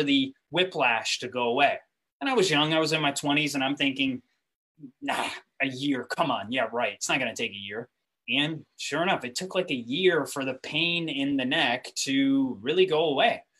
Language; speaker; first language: English; native; English